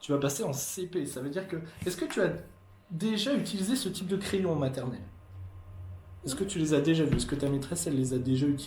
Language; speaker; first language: French; native; French